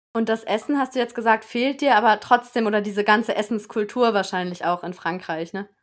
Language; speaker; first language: German; native; German